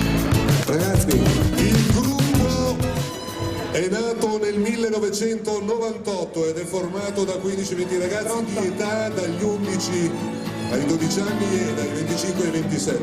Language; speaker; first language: Italian; native; Italian